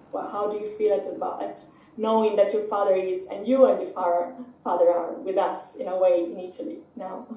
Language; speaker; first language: English; non-native, fluent; Italian